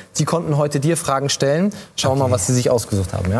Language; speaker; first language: German; native; German